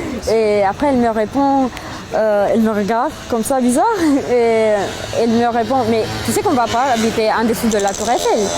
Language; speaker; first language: French; early bilingual, other home language; Romanian